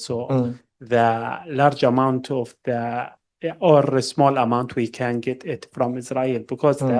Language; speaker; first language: English; non-native, learner; Arabic